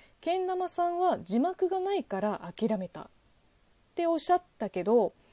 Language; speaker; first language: Japanese; non-native, fluent; Chinese